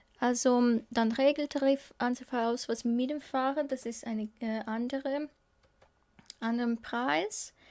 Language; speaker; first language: German; non-native, learner; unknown